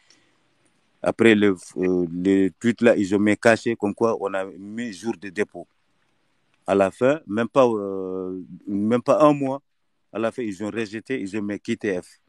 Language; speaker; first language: French; non-native, learner; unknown